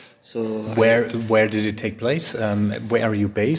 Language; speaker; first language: English; non-native, fluent; German